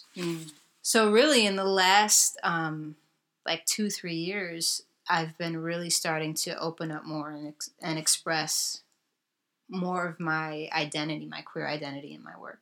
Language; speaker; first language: English; native; English